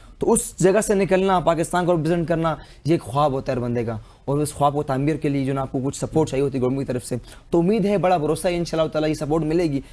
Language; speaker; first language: Urdu; non-native, local second language; Pashto